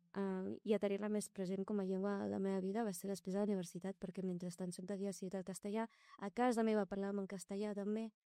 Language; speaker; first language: Catalan; non-native, local second language; Arabic